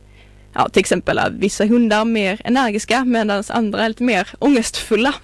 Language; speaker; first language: Swedish; native; Swedish